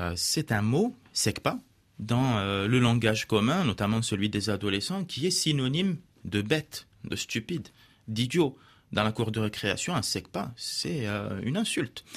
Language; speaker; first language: French; non-native, local second language; Arabic